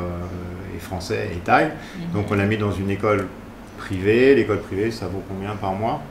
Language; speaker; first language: French; native; French